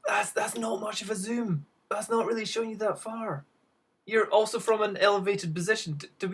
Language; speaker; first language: English; native; English